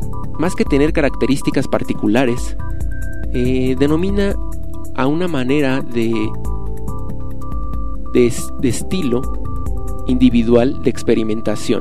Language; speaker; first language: Spanish; native; Spanish